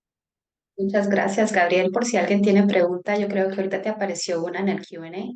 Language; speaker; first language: Spanish; early bilingual, heritage; Spanish